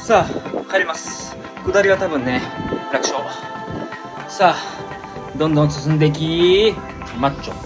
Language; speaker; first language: Japanese; native; Japanese